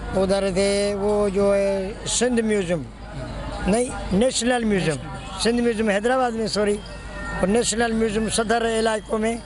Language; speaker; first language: Urdu; non-native, local second language; Sindhi